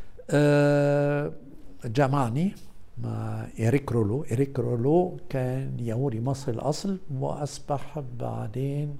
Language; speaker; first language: Arabic; non-native, fluent; German